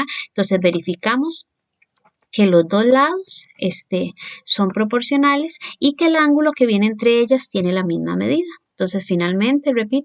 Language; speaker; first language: Spanish; native; Spanish